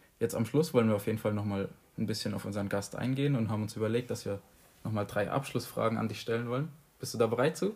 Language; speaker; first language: German; native; German